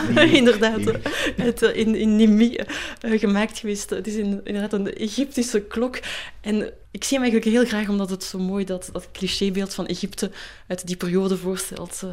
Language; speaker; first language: Dutch; native; Dutch